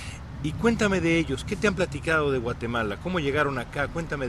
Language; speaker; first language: Spanish; native; Spanish